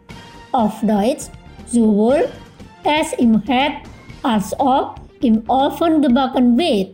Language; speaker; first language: German; non-native, local second language; Indonesian